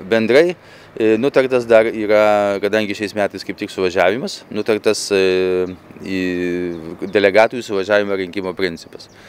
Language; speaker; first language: Lithuanian; native; Lithuanian